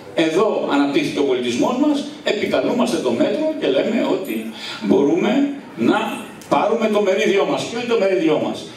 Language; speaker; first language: Greek; native; Greek